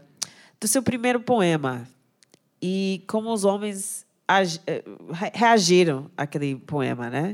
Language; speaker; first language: Portuguese; non-native, fluent; English